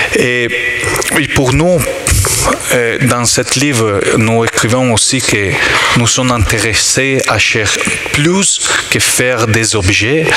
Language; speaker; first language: French; non-native, learner; Italian